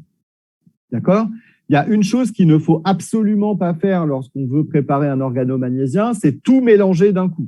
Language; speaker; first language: French; native; French